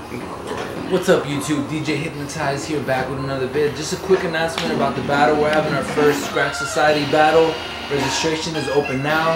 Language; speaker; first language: English; native; English